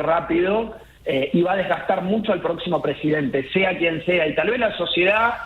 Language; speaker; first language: Spanish; native; Spanish